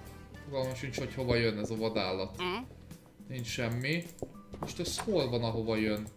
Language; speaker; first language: Hungarian; native; Hungarian